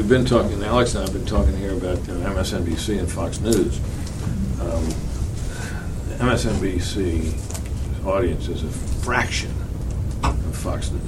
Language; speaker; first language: English; native; English